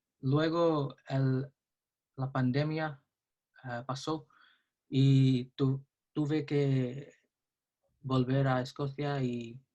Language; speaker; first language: Spanish; non-native, learner; English